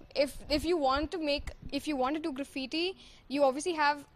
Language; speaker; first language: English; non-native, local second language; Hindi